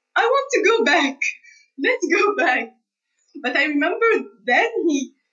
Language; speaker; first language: English; non-native, fluent; Arabic